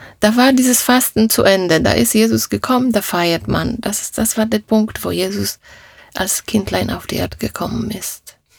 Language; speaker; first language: German; non-native, fluent; Polish